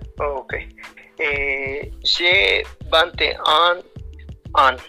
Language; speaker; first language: French; non-native, learner; Spanish